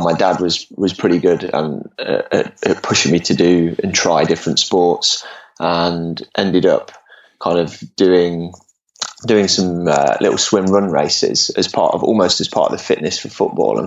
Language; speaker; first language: English; native; English